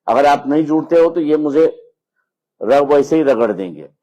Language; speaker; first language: Hindi; non-native, local second language; Marathi